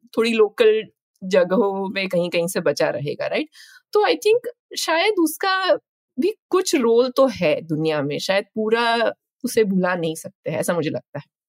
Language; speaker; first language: Hindi; native; Hindi